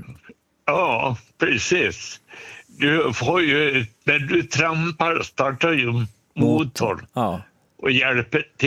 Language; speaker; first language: Swedish; native; Swedish